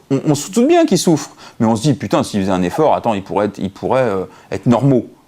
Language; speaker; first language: French; native; French